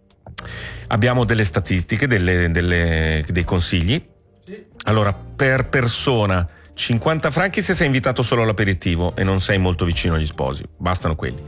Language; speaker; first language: Italian; native; Italian